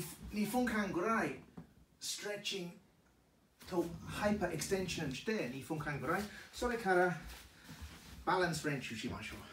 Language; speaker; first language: Japanese; non-native, learner; English